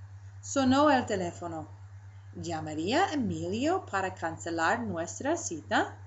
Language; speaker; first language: Spanish; non-native, fluent; English